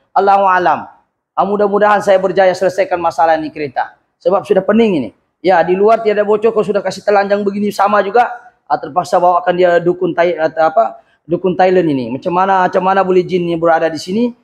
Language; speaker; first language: Malay; native; Malay